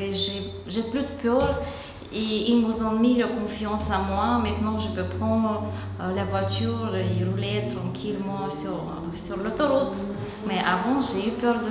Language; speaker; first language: French; non-native, fluent; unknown